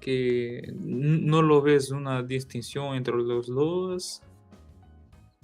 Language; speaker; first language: Spanish; non-native, learner; Portuguese